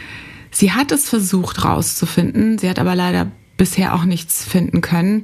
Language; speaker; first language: German; native; German